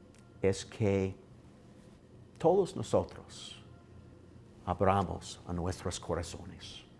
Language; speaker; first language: Spanish; non-native, learner; English